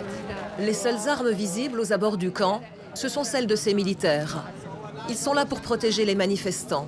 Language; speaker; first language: French; native; French